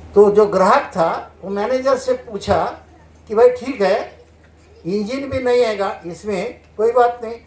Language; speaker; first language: Hindi; non-native, local second language; Marathi